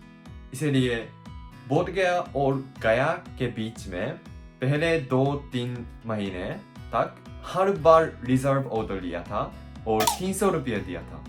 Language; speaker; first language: Hindi; non-native, learner; Japanese